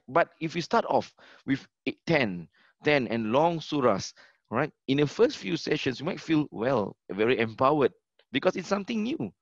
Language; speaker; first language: English; non-native, local second language; Malay